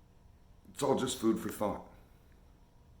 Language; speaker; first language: English; native; English